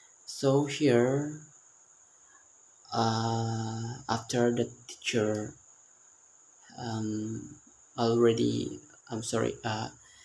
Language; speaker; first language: English; non-native, learner; Indonesian